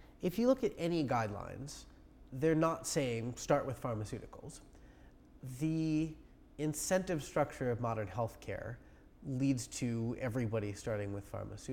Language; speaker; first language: English; native; English